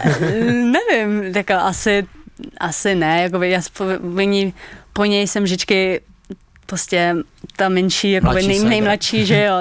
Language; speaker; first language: Czech; early bilingual, heritage; Dutch